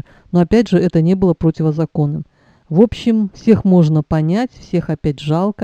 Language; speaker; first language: Russian; native; Russian